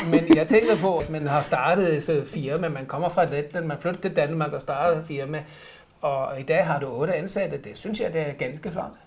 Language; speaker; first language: Danish; native; Danish